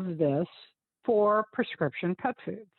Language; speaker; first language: English; native; English